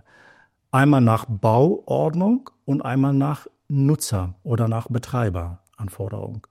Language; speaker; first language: German; native; German